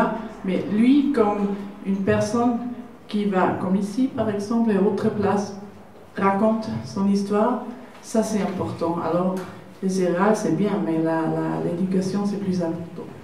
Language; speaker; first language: French; non-native, learner; German